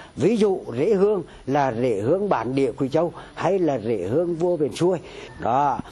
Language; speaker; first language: Vietnamese; native; Vietnamese